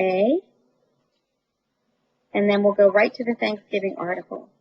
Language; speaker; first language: English; native; English